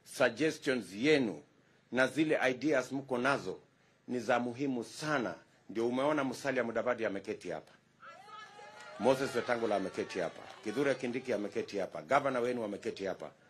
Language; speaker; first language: Swahili; non-native, local second language; Kalenjin